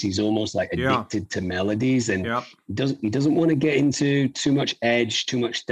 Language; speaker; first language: English; native; English